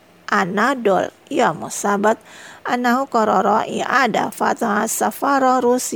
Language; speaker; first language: Arabic; non-native, fluent; Indonesian